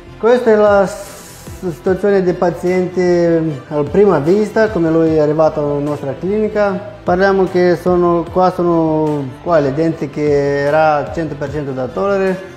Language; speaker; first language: Italian; non-native, learner; Romanian